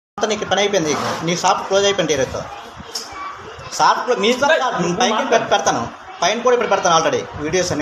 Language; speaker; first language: Telugu; native; Telugu